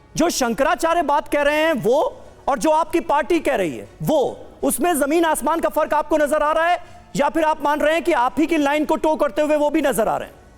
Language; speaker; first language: Hindi; native; Hindi